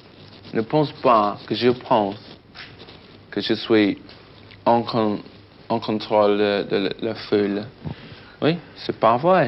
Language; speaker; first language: French; non-native, learner; English